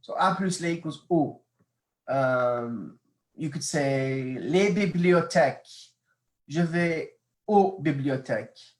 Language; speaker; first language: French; non-native, fluent; English